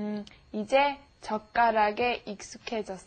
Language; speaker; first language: Korean; non-native, learner; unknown